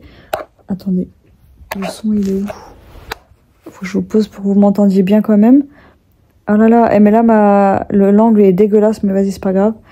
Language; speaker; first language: French; native; French